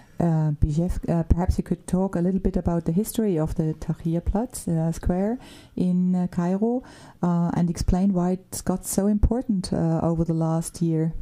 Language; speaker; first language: English; non-native, fluent; German